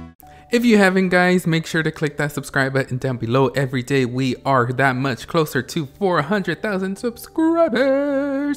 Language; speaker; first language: English; native; English